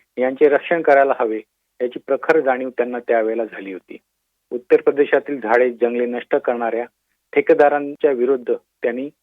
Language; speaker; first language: Marathi; native; Marathi